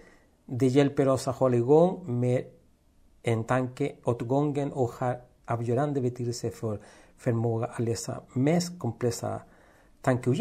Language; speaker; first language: Swedish; non-native, fluent; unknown